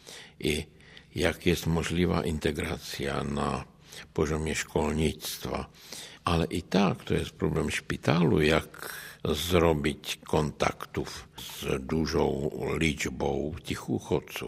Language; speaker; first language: Polish; non-native, learner; Czech